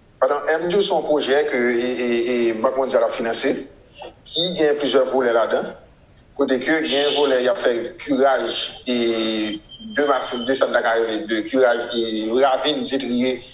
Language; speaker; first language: Haitian Creole; native; Haitian Creole